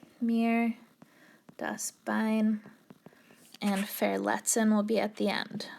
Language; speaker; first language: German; non-native, fluent; English